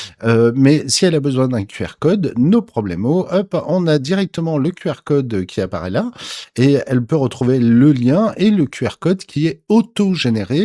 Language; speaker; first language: French; native; French